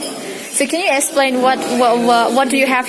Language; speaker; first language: English; non-native, learner; Indonesian